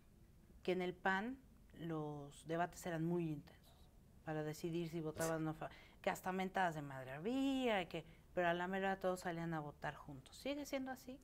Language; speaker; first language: Spanish; native; Spanish